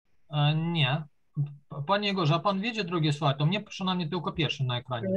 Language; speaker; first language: Polish; non-native, fluent; Ukrainian